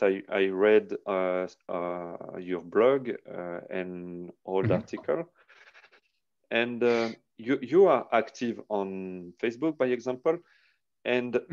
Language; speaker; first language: English; non-native, learner; French